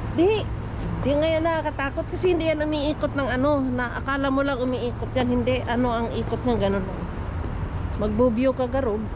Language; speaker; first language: Filipino; native; Filipino